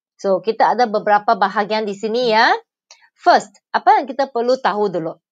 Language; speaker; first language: Malay; non-native, local second language; Chinese